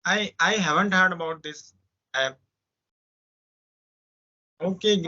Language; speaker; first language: English; non-native, local second language; Hindi